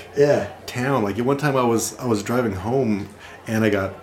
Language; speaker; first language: English; native; English